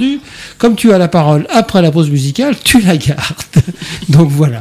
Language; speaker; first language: French; native; French